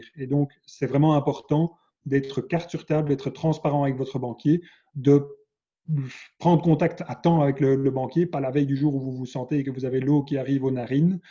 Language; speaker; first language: French; native; French